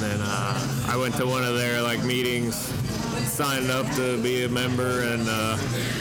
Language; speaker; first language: English; native; English